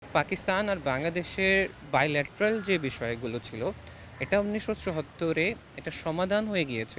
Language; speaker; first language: Bangla; non-native, fluent; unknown